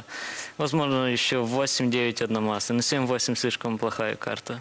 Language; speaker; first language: Russian; native; Russian